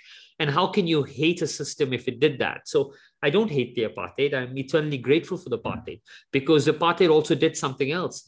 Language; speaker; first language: English; native; English